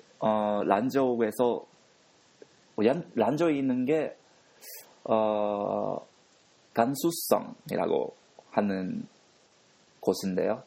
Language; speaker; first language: Korean; non-native, fluent; Japanese